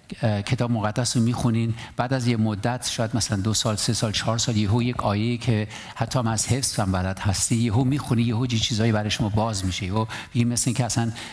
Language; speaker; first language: Persian; non-native, local second language; Armenian